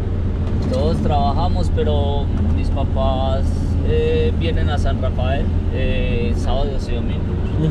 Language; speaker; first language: Spanish; native; Spanish